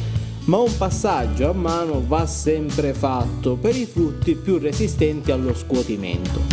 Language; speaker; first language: Italian; native; Italian